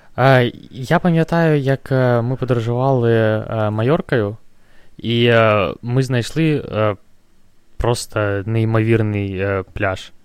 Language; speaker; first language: Ukrainian; non-native, local second language; Russian